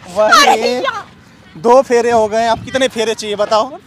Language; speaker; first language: Hindi; native; Hindi